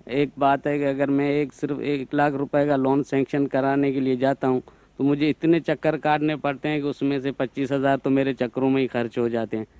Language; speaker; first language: Urdu; non-native, local second language; Sindhi